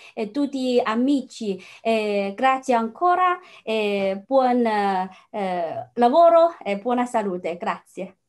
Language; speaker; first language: Italian; non-native, fluent; Chinese